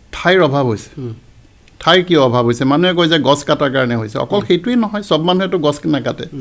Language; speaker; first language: Assamese; native; Assamese